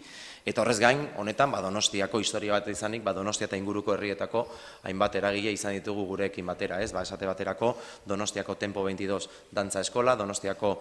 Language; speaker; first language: Basque; native; Basque